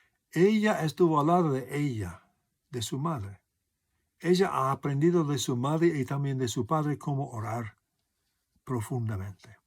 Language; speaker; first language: Spanish; non-native, fluent; English